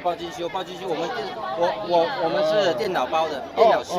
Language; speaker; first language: Chinese; native; Chinese